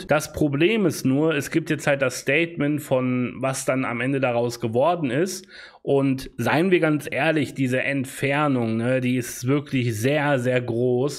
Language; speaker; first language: German; native; German